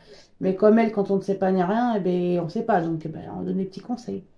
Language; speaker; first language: French; native; French